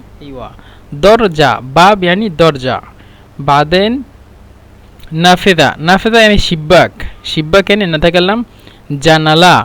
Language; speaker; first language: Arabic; non-native, fluent; Bangla